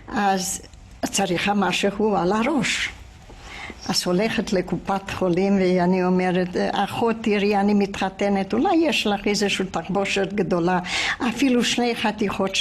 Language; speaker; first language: Hebrew; non-native, fluent; Hungarian